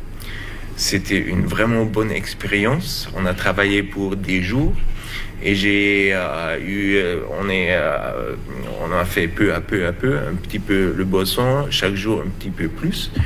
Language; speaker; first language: French; non-native, learner; German